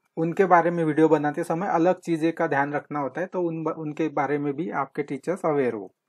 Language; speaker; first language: Hindi; non-native, local second language; Marathi